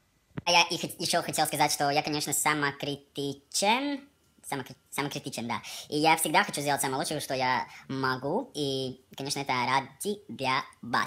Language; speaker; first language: Russian; non-native, local second language; Latvian